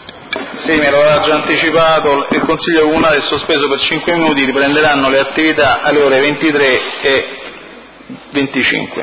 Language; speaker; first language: Italian; native; Italian